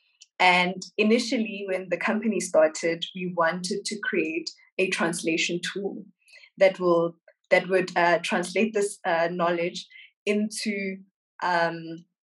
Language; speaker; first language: English; non-native, local second language; Southern Sotho